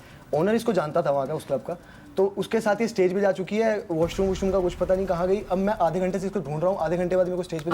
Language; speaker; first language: Hindi; native; Hindi